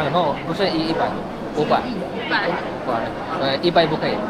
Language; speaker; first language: Chinese; non-native, learner; Amharic